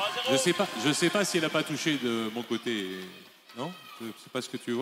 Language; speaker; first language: French; native; French